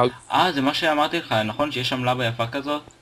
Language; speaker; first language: Hebrew; native; Hebrew